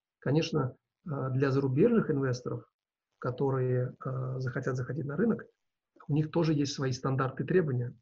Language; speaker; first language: Russian; non-native, local second language; Uzbek